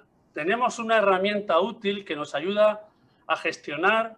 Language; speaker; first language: Spanish; native; Spanish